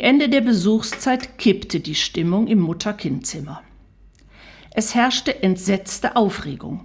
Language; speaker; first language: German; native; German